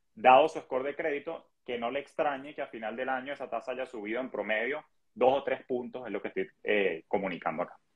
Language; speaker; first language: Spanish; native; Spanish